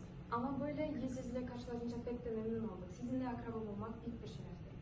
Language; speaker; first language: Turkish; non-native, learner; Kazakh